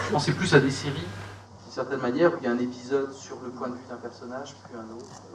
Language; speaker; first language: French; native; French